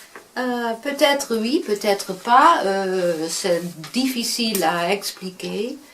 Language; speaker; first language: French; non-native, fluent; Dutch